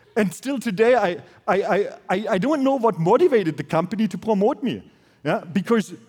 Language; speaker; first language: English; non-native, fluent; German